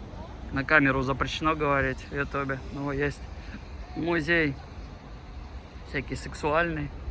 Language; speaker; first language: Russian; native; Russian